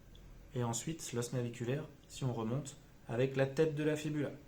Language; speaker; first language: French; native; French